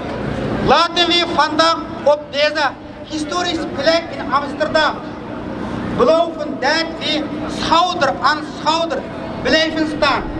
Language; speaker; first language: Dutch; non-native, fluent; Uyghur